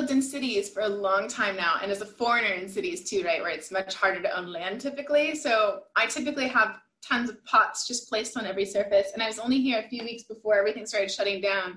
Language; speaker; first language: English; native; English